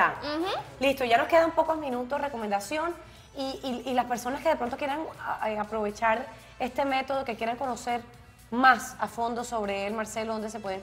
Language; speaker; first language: Spanish; native; Spanish